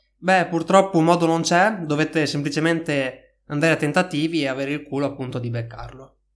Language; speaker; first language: Italian; native; Italian